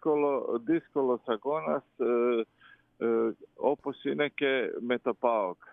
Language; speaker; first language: Greek; non-native, fluent; Croatian